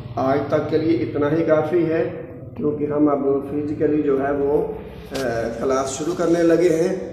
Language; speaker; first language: Urdu; non-native, local second language; Punjabi